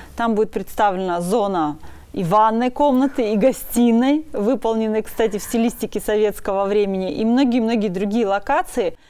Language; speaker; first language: Russian; native; Russian